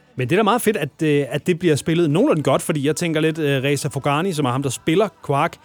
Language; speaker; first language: Danish; native; Danish